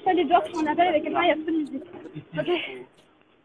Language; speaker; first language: French; native; French